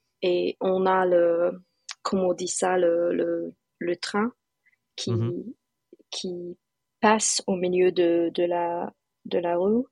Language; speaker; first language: French; non-native, fluent; English